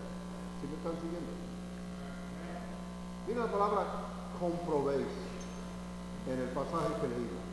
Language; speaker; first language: Spanish; non-native, fluent; English